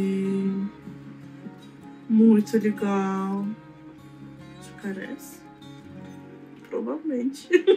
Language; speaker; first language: Portuguese; non-native, learner; Russian